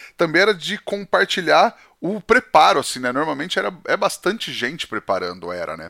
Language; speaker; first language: Portuguese; native; Portuguese